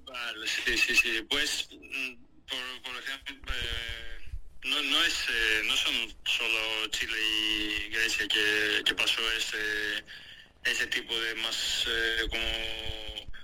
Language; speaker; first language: Spanish; non-native, fluent; Greek